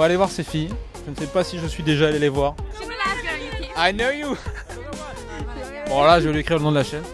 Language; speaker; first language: French; native; French